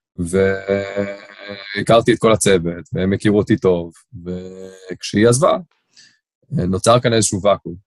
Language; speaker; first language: Hebrew; native; Hebrew